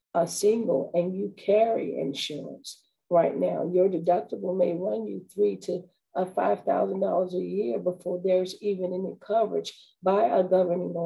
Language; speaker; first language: English; native; English